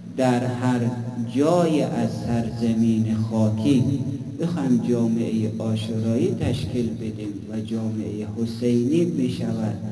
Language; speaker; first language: Persian; native; Persian